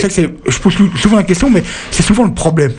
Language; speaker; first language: French; native; French